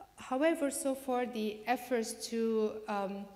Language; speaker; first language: English; non-native, fluent; Persian